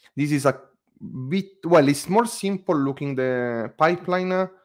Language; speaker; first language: English; non-native, learner; Italian